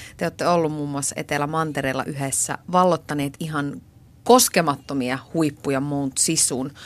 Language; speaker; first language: Finnish; native; Finnish